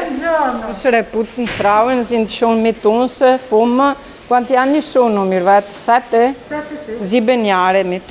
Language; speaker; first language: German; non-native, learner; Italian